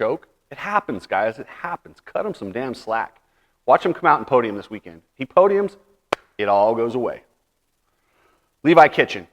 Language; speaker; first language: English; native; English